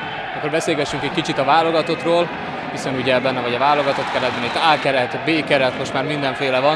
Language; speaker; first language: Hungarian; native; Hungarian